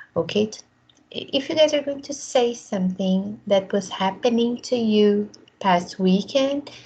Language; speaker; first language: English; non-native, fluent; Portuguese